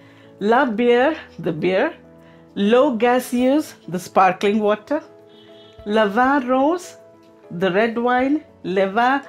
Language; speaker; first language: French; non-native, fluent; Telugu